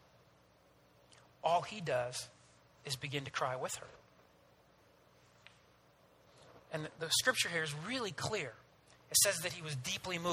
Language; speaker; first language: English; native; English